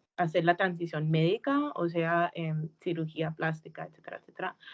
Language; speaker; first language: Spanish; early bilingual, heritage; English